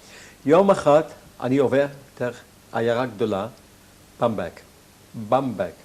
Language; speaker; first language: Hebrew; non-native, fluent; German